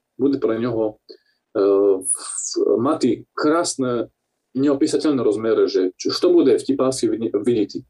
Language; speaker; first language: Slovak; non-native, local second language; Rusyn